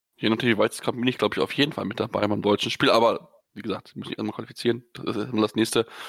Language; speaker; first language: German; native; German